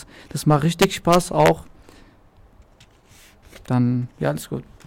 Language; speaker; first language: German; non-native, local second language; Arabic